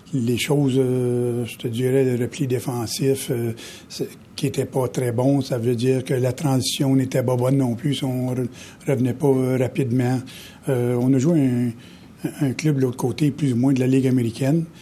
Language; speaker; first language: French; native; French